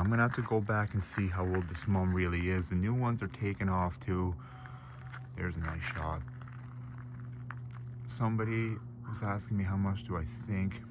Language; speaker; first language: English; native; English